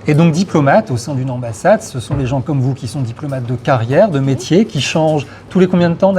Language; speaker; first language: French; native; French